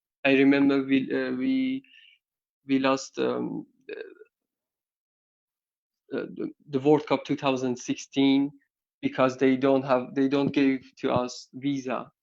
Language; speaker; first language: English; non-native, learner; Persian